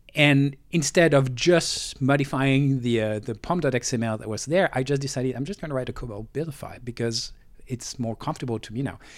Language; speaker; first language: English; non-native, fluent; French